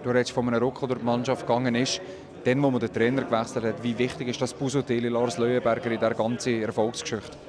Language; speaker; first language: German; native; German